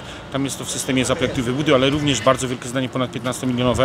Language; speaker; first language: Polish; native; Polish